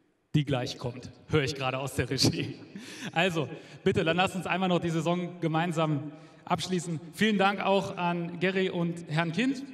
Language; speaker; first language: German; native; German